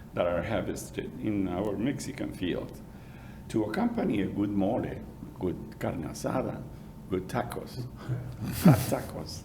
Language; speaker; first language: English; non-native, fluent; Spanish